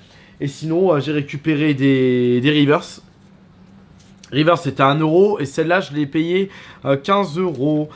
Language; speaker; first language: French; native; French